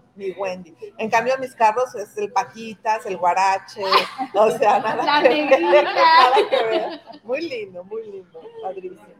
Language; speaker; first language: Spanish; native; Spanish